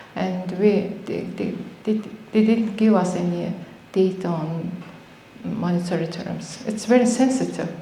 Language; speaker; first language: English; non-native, fluent; Mongolian